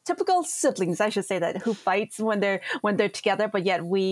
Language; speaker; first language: English; native; English